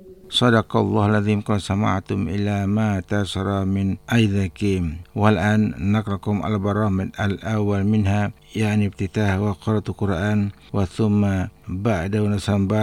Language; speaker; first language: Arabic; non-native, learner; Indonesian